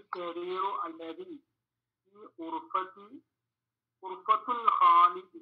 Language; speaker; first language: Arabic; non-native, learner; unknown